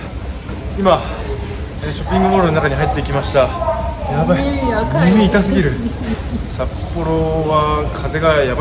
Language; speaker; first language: Japanese; native; Japanese